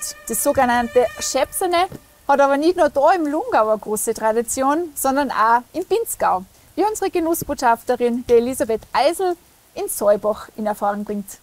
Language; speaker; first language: German; native; German